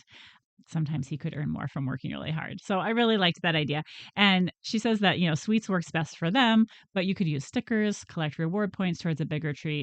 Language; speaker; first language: English; native; English